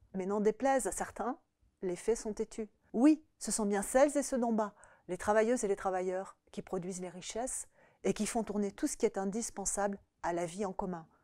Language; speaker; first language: French; native; French